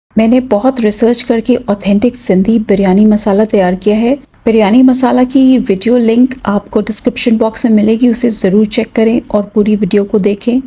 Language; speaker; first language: Urdu; native; Urdu